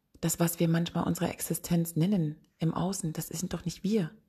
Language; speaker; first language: German; native; German